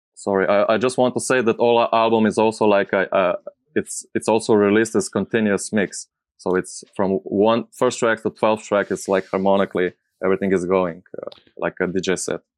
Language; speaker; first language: English; non-native, fluent; Slovenian